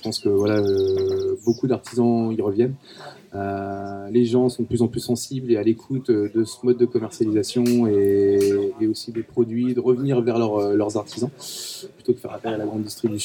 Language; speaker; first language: French; native; French